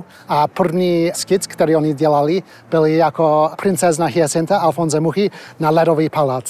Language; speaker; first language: Czech; early bilingual, heritage; Czech